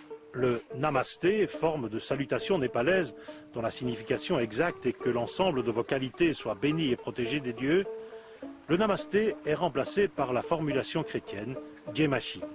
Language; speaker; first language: French; native; French